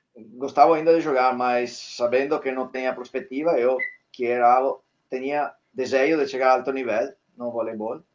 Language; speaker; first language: Portuguese; non-native, learner; Italian